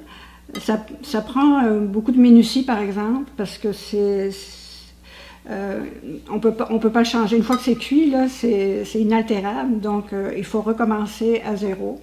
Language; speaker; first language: French; native; French